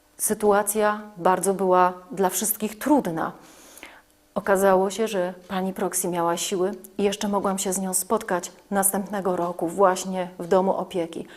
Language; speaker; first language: Polish; native; Polish